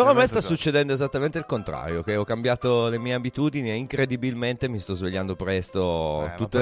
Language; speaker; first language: Italian; native; Italian